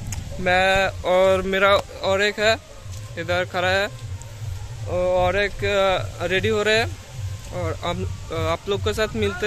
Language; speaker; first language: Hindi; non-native, local second language; Bangla